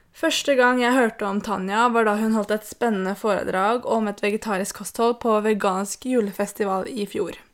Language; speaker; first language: Norwegian; native; Norwegian